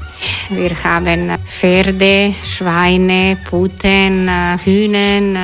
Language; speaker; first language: German; non-native, learner; Croatian